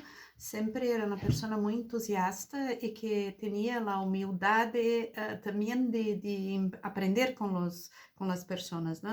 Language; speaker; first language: Spanish; non-native, fluent; Portuguese